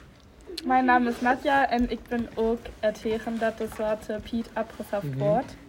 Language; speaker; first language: Dutch; non-native, learner; German